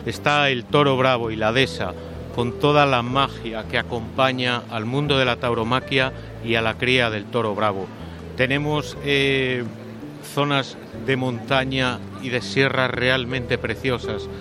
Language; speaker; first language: Spanish; native; Spanish